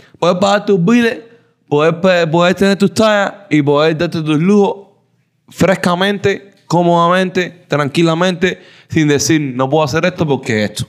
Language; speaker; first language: Spanish; early bilingual, heritage; Spanish